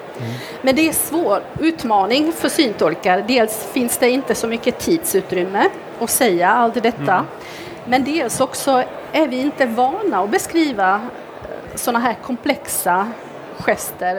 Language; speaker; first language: Swedish; non-native, fluent; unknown